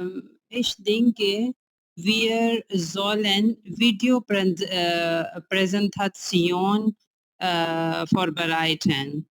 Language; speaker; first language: German; non-native, learner; Urdu